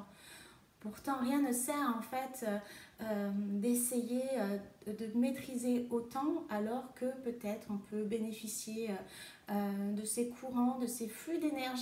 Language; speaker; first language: French; native; French